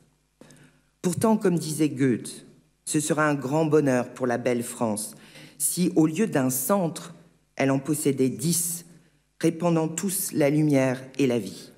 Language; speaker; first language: French; native; French